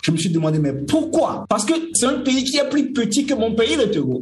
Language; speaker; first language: French; non-native, local second language; Ewe